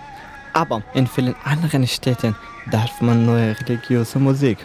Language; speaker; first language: German; non-native, fluent; Persian